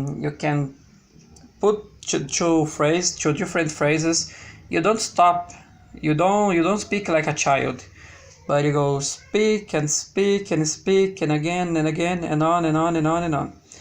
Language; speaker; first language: English; non-native, learner; Portuguese